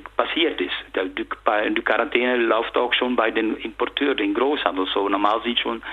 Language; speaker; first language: German; non-native, fluent; Dutch